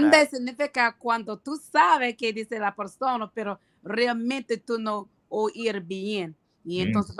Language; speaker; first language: Spanish; non-native, learner; English